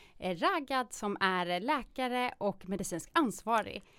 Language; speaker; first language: Swedish; native; Swedish